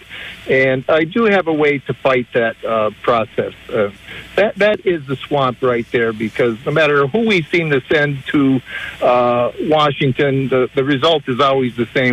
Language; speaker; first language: English; native; English